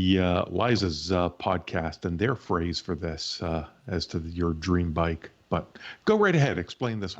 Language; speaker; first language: English; native; English